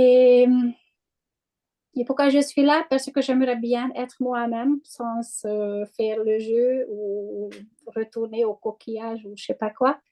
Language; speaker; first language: French; non-native, fluent; Hungarian